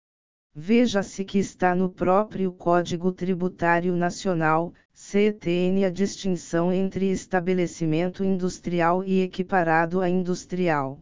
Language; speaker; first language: Portuguese; native; Portuguese